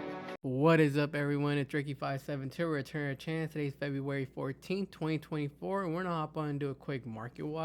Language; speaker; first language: English; native; English